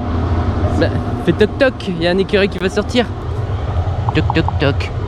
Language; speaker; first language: French; native; French